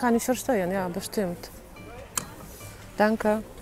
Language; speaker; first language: German; non-native, learner; Polish